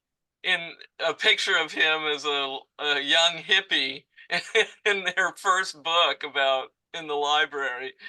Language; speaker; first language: English; native; English